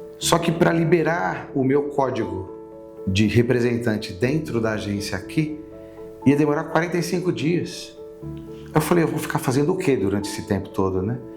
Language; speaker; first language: Portuguese; native; Portuguese